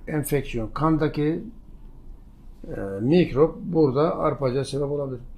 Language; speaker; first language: Turkish; native; Turkish